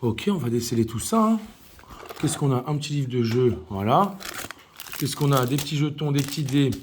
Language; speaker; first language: French; native; French